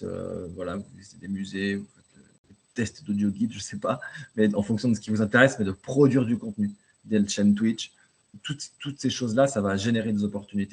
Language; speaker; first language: French; native; French